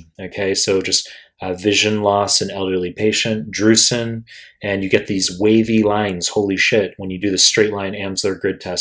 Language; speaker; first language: English; native; English